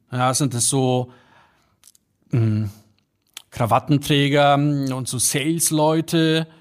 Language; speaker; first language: German; early bilingual, other home language; Polish